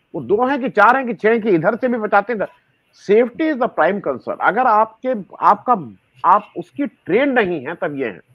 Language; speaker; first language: Hindi; native; Hindi